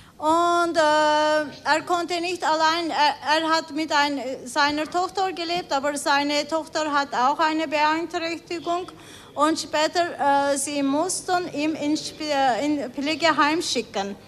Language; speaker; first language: German; non-native, learner; Turkish